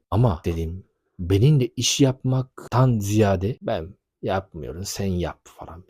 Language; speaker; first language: Turkish; non-native, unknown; Japanese